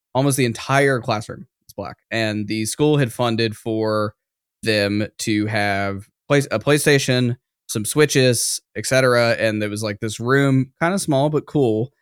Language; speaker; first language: English; native; English